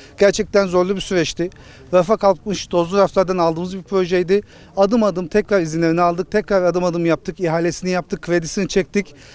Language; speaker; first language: Turkish; native; Turkish